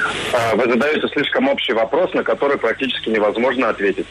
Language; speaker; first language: Russian; native; Russian